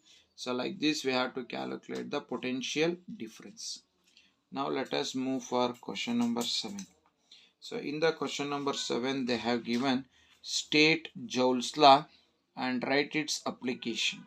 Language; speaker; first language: English; non-native, local second language; Kannada